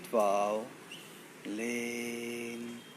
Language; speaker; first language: Vietnamese; non-native, learner; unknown